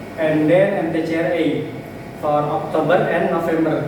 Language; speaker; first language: English; non-native, learner; Indonesian